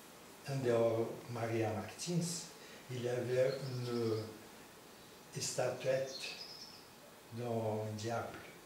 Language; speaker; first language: French; non-native, fluent; Portuguese